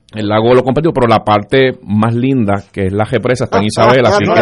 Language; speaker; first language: Spanish; native; Spanish